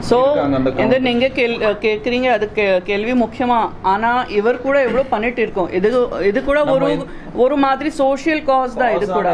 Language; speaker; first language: Tamil; non-native, learner; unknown